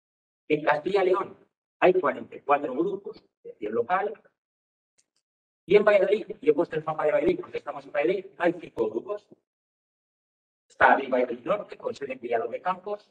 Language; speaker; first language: Spanish; native; Spanish